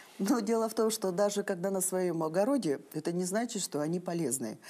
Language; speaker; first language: Russian; native; Russian